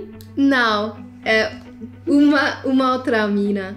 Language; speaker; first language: Portuguese; non-native, learner; German